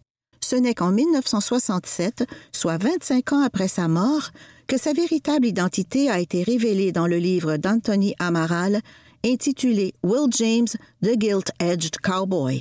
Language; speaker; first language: French; native; French